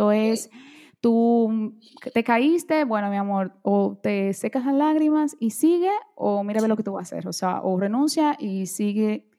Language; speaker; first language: Spanish; early bilingual, other home language; Portuguese